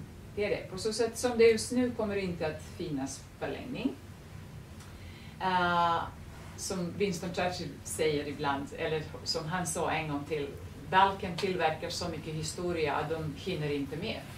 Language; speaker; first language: Swedish; non-native, fluent; Serbian